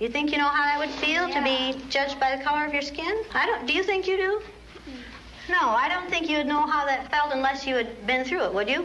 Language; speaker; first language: English; native; English